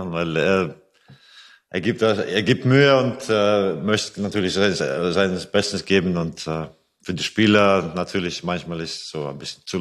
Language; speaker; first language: German; non-native, fluent; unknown